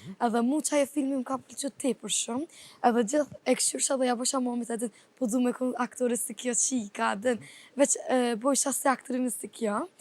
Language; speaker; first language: Albanian; non-native, fluent; Turkish